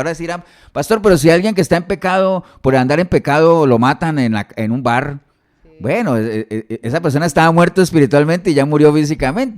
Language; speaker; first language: Spanish; native; Spanish